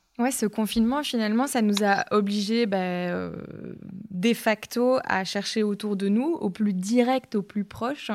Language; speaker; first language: French; native; French